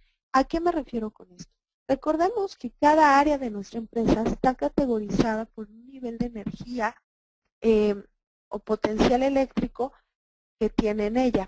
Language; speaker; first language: Spanish; native; Spanish